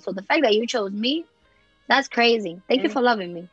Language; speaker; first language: English; early bilingual, other home language; Spanish